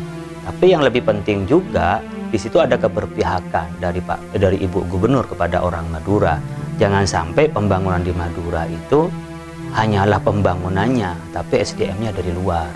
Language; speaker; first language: Indonesian; non-native, local second language; Madurese